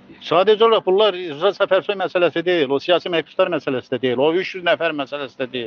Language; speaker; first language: Azerbaijani; native; Azerbaijani